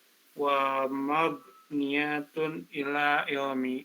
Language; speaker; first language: Arabic; non-native, learner; Indonesian